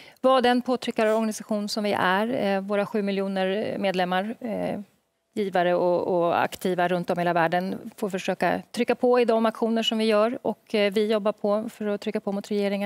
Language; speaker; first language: Swedish; native; Swedish